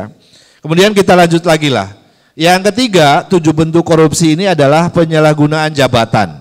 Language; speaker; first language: Indonesian; native; Indonesian